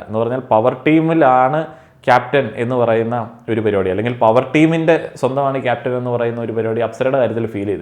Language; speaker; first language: Malayalam; native; Malayalam